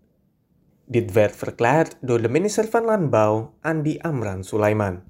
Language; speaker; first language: Dutch; non-native, fluent; Indonesian